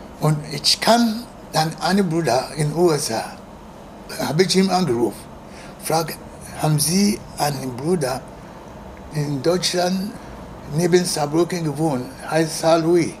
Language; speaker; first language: German; non-native, learner; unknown